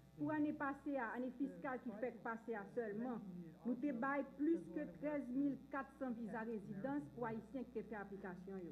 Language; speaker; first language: Haitian Creole; non-native, learner; English